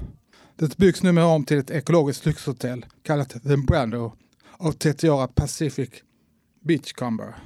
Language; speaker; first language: Swedish; native; Swedish